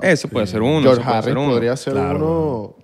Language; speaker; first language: Spanish; native; Spanish